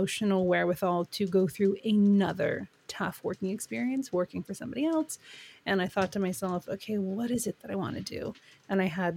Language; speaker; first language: English; native; English